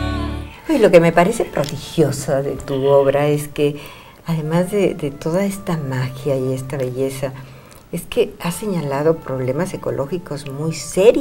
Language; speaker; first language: Spanish; native; Spanish